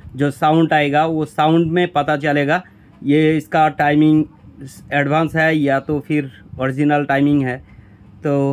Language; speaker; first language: Hindi; non-native, local second language; Bangla